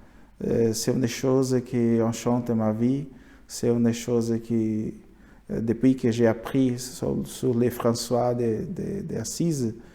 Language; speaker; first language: French; non-native, learner; Portuguese